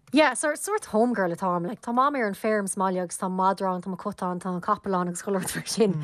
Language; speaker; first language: Irish; non-native, local second language; English